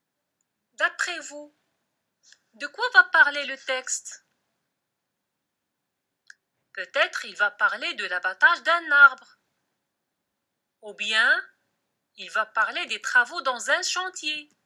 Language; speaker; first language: French; non-native, local second language; Arabic